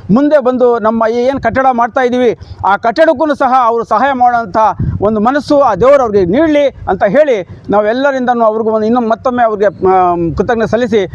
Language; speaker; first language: Kannada; non-native, local second language; Urdu